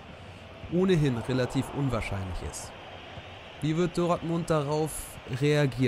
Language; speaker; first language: German; native; German